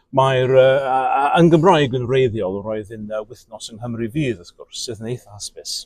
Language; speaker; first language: Welsh; non-native, local second language; English